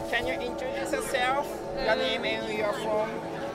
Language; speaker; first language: English; non-native, fluent; Japanese